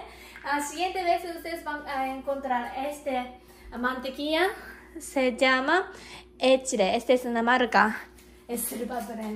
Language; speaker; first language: Spanish; non-native, learner; Japanese